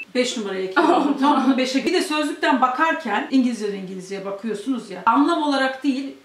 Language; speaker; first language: Turkish; native; Turkish